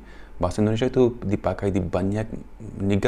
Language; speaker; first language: Indonesian; non-native, fluent; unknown